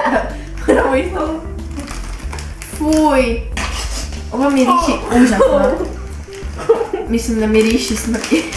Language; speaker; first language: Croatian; early bilingual, heritage; English